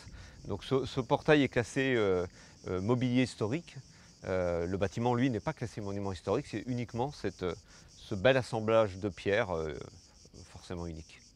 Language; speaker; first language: French; native; French